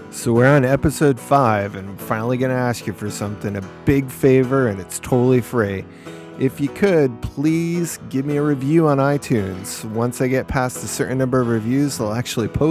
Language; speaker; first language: English; native; English